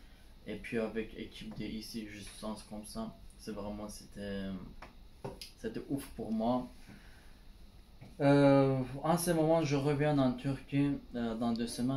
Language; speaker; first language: French; non-native, learner; Turkish